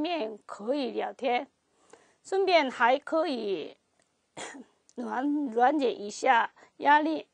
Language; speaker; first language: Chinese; non-native, fluent; Korean